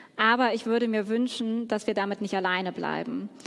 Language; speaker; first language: German; native; German